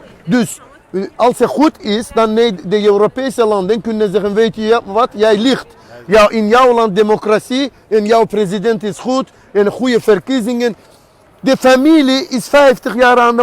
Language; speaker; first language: Dutch; non-native, learner; Azerbaijani